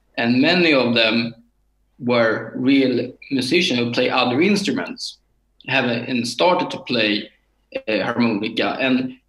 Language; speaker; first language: English; non-native, learner; Swedish